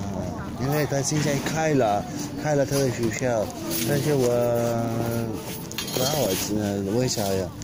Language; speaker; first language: Chinese; non-native, learner; Turkish